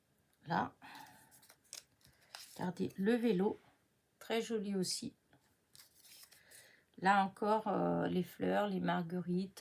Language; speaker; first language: French; native; French